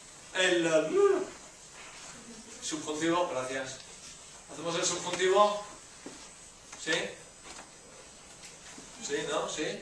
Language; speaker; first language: Spanish; non-native, learner; English